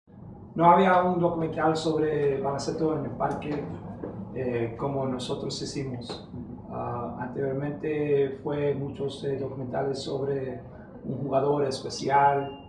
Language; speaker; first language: Spanish; early bilingual, heritage; English